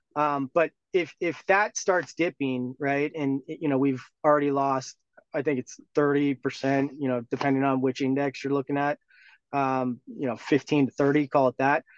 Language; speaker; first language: English; native; English